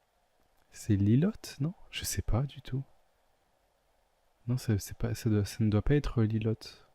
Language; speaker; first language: French; native; French